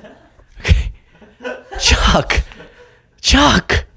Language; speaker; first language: English; native; English